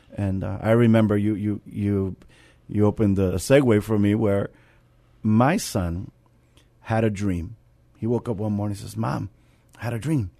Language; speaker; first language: English; native; English